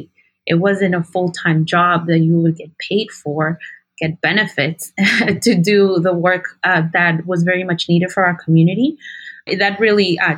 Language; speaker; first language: English; early bilingual, other home language; Spanish